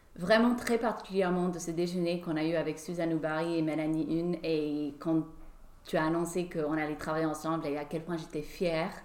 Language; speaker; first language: French; non-native, fluent; English